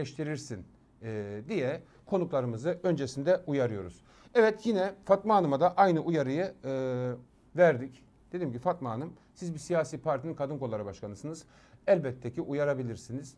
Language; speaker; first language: Turkish; native; Turkish